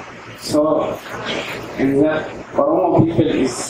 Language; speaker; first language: English; non-native, learner; Oromo